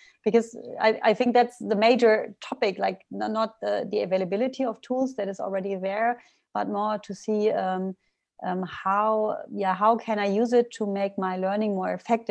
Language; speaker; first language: English; non-native, fluent; German